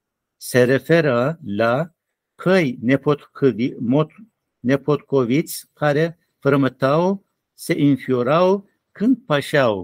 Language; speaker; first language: Romanian; non-native, learner; Turkish